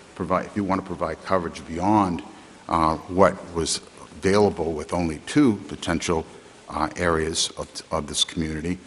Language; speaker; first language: English; native; English